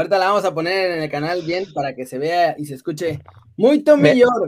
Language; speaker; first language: Spanish; native; Spanish